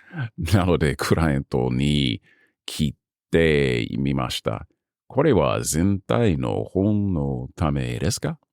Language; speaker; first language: Japanese; non-native, learner; English